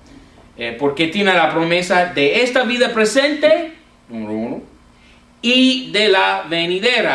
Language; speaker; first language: Spanish; non-native, fluent; English